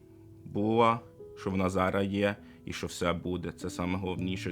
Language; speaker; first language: Ukrainian; early bilingual, heritage; Ukrainian